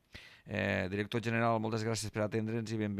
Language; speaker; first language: Catalan; native; Catalan